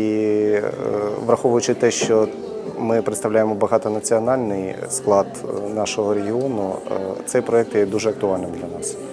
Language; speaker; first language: Ukrainian; native; Ukrainian